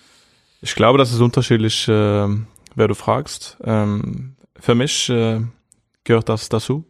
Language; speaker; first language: German; non-native, fluent; Norwegian